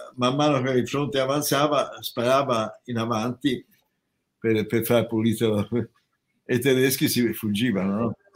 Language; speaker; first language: Italian; native; Italian